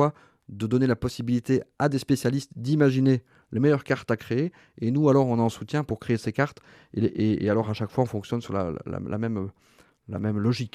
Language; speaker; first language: French; native; French